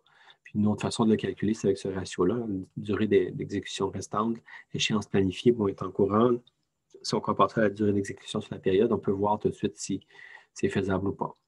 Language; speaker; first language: French; native; French